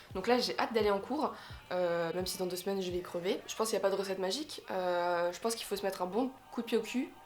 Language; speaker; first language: French; native; French